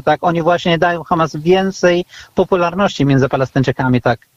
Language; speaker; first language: Polish; non-native, fluent; Arabic